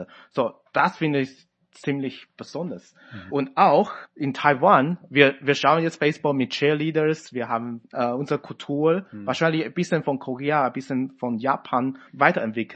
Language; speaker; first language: German; non-native, fluent; Chinese